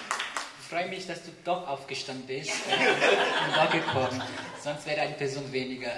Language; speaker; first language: German; non-native, fluent; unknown